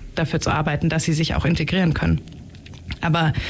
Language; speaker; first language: German; native; German